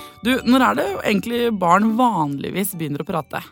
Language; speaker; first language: Norwegian; native; Norwegian